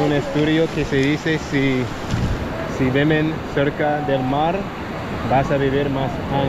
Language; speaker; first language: Spanish; non-native, learner; English